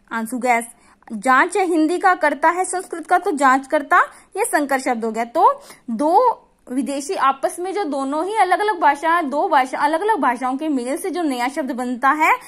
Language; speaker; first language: Hindi; native; Hindi